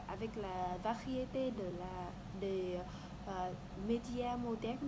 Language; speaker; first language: French; non-native, learner; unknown